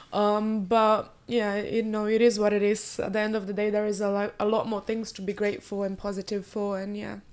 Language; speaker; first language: English; early bilingual, other home language; Portuguese